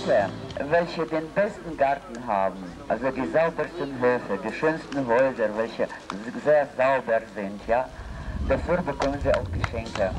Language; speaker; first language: German; non-native, learner; Russian